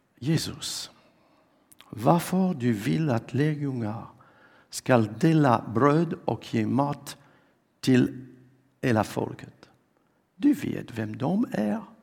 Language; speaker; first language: Swedish; non-native, fluent; French